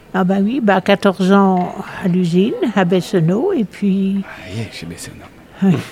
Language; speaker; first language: French; native; French